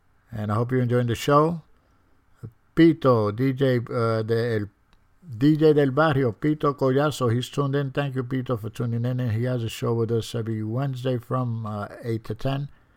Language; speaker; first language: English; early bilingual, other home language; Spanish